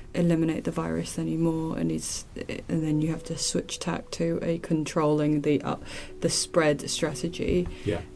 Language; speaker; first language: English; non-native, local second language; Cantonese